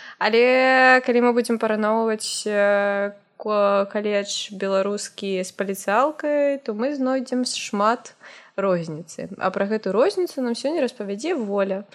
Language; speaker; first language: Belarusian; non-native, local second language; Russian